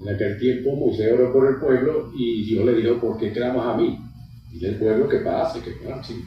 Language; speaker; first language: Spanish; native; Spanish